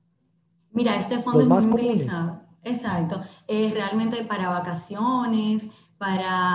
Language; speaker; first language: Spanish; native; Spanish